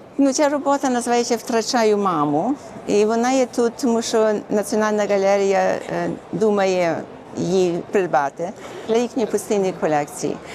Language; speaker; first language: Ukrainian; early bilingual, heritage; Ukrainian